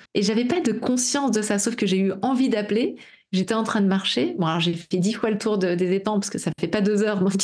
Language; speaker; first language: French; native; French